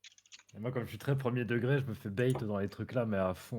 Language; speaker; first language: French; native; French